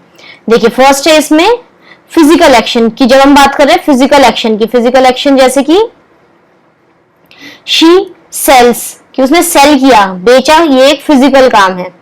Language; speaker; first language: Hindi; native; Hindi